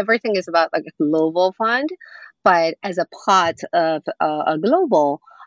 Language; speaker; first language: English; non-native, fluent; Japanese